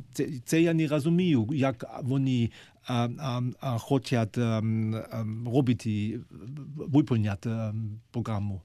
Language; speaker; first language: Ukrainian; non-native, fluent; German